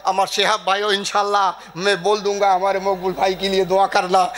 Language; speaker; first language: Hindi; non-native, local second language; Bangla